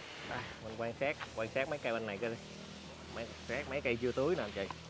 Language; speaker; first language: Vietnamese; native; Vietnamese